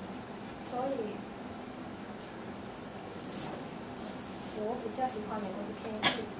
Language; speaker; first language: Chinese; non-native, learner; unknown